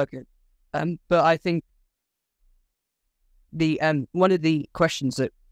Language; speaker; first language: English; native; English